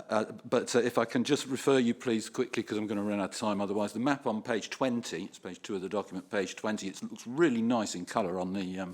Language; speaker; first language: English; native; English